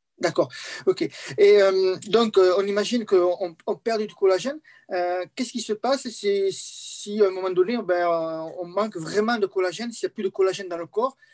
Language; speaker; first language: French; native; French